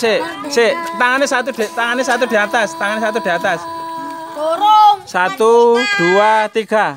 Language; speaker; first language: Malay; non-native, local second language; Javanese